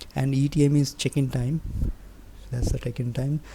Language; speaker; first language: English; non-native, local second language; Sinhala